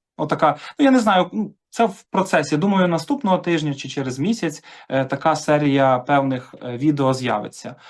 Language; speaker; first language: Ukrainian; native; Ukrainian